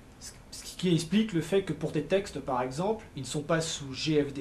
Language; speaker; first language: French; native; French